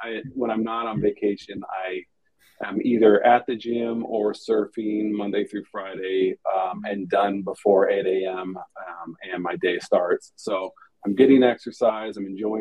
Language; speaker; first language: English; native; English